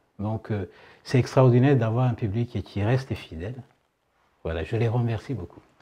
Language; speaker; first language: French; non-native, local second language; Kinyarwanda